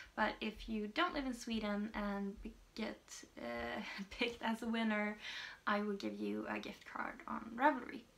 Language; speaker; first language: English; non-native, fluent; Swedish